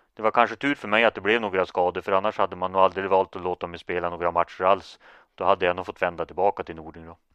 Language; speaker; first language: Swedish; native; Swedish